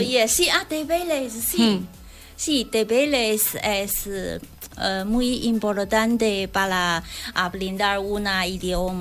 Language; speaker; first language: Spanish; non-native, learner; Chinese